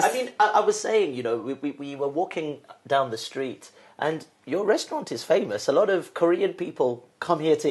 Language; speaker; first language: English; non-native, local second language; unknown